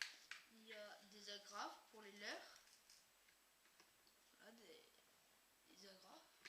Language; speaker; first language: French; native; French